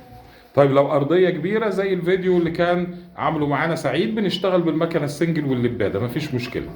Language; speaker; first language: Arabic; native; Arabic